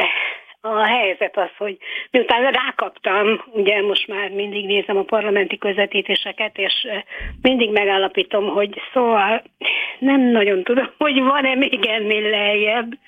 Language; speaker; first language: Hungarian; native; Hungarian